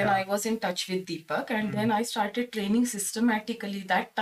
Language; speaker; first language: English; non-native, local second language; Marathi